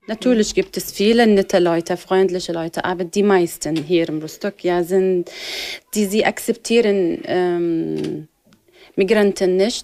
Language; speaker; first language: German; non-native, learner; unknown